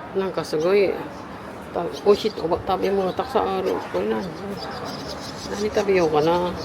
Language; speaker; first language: Japanese; non-native, learner; Filipino